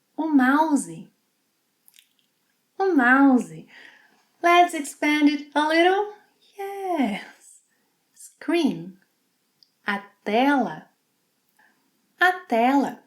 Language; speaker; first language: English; non-native, fluent; Portuguese